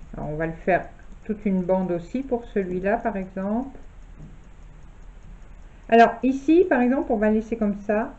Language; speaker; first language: French; native; French